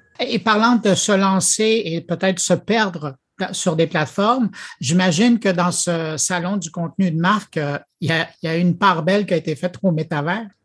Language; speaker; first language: French; native; French